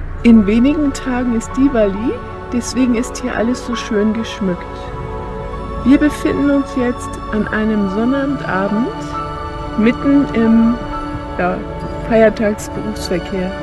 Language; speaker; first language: German; native; German